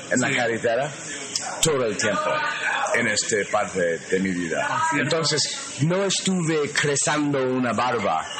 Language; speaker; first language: Spanish; non-native, learner; English